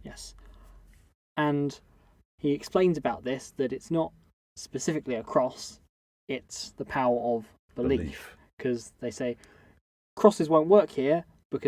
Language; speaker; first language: English; native; English